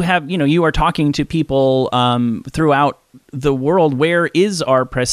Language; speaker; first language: English; native; English